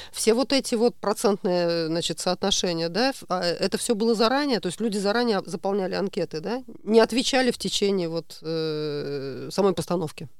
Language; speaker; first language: Russian; native; Russian